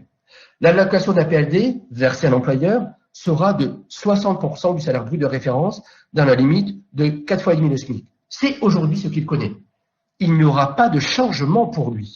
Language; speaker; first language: French; native; French